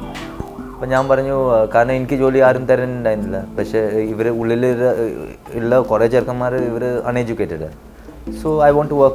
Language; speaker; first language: Malayalam; early bilingual, heritage; Malayalam